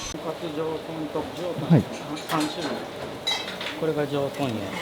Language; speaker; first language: Japanese; native; Japanese